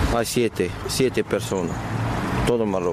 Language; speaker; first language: Spanish; non-native, learner; Arabic